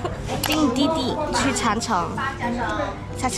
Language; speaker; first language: Chinese; early bilingual, heritage; English